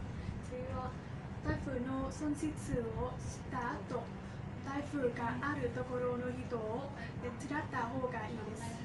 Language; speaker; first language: Japanese; non-native, learner; Vietnamese